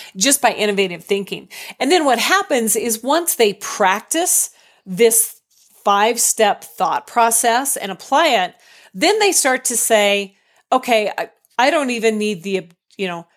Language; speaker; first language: English; native; English